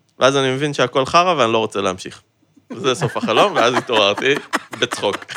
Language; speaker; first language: Hebrew; native; Hebrew